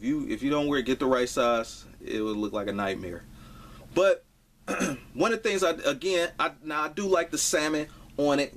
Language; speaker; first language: English; native; English